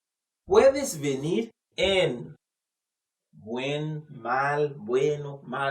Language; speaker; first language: Spanish; non-native, fluent; Haitian Creole